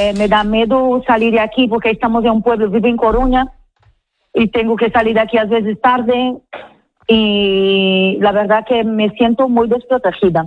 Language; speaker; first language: Spanish; non-native, fluent; Portuguese